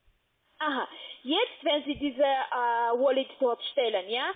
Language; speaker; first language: German; non-native, learner; Russian